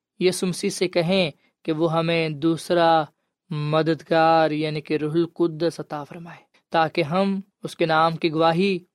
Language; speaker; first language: Urdu; non-native, local second language; Punjabi